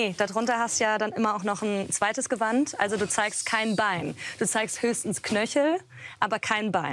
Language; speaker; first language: German; native; German